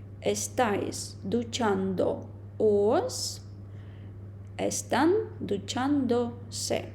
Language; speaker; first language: Spanish; non-native, fluent; Ukrainian